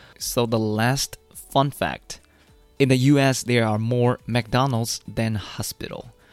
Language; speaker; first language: English; non-native, fluent; Chinese